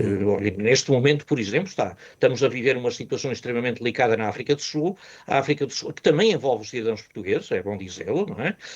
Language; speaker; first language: Portuguese; native; Portuguese